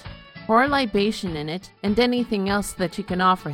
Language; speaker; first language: English; native; English